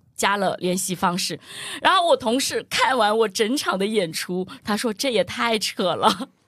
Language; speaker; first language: Chinese; native; Chinese